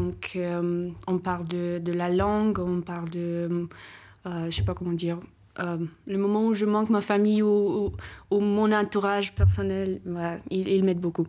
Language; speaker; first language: French; non-native, fluent; Romanian